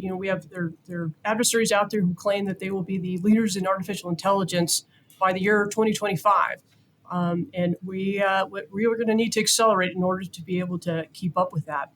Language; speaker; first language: English; native; English